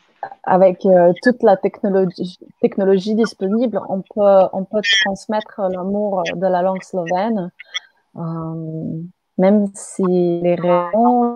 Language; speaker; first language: French; non-native, fluent; Slovenian